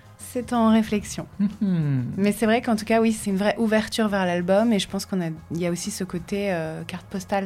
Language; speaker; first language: French; native; French